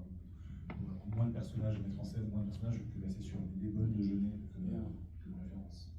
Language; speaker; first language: French; native; French